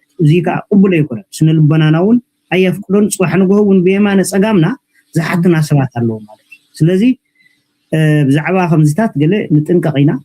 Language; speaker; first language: Tigrinya; native; Tigrinya